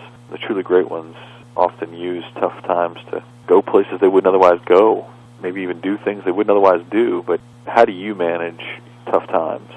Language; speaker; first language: English; native; English